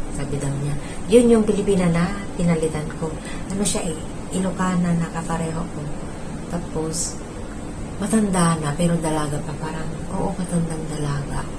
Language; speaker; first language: Filipino; non-native, local second language; Iloko